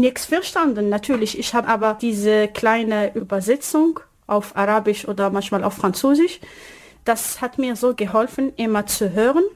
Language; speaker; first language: German; non-native, learner; Arabic